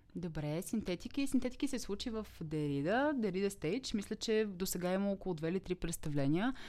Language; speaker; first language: Bulgarian; native; Bulgarian